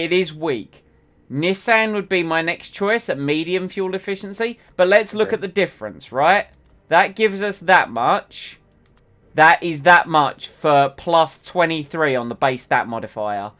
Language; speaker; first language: English; native; English